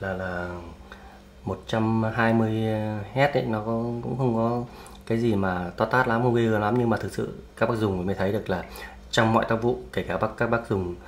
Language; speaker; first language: Vietnamese; native; Vietnamese